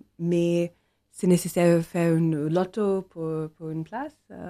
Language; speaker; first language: French; non-native, learner; English